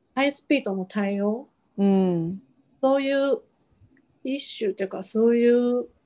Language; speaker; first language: Japanese; non-native, fluent; Chinese